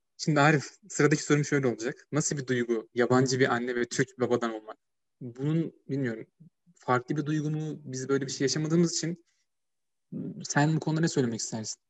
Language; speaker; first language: Turkish; native; Turkish